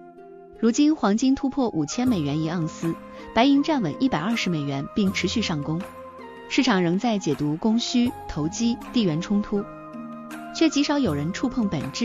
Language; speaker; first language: Chinese; native; Chinese